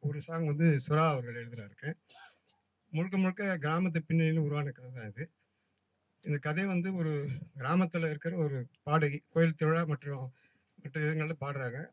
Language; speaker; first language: Tamil; native; Tamil